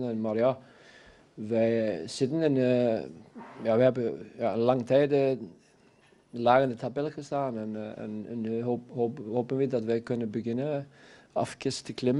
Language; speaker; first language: Dutch; non-native, fluent; Icelandic